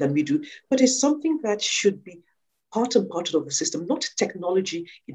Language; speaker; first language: English; non-native, local second language; Yoruba